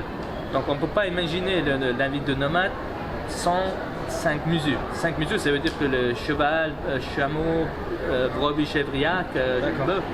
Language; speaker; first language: French; non-native, fluent; Mongolian